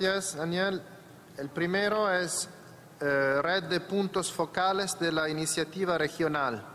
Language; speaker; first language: Spanish; non-native, fluent; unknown